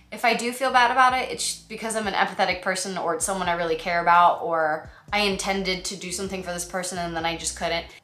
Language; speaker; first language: English; native; English